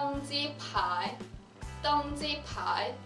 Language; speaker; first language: Chinese; non-native, fluent; Korean